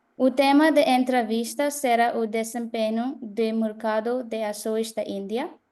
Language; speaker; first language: Portuguese; non-native, learner; Konkani